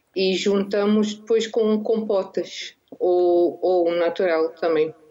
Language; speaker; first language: Portuguese; non-native, fluent; Dutch